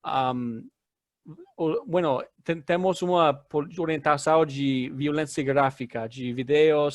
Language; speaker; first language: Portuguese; non-native, learner; English